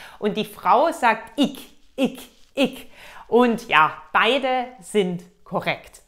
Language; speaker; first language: German; native; German